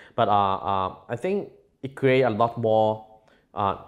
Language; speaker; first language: English; non-native, local second language; Cantonese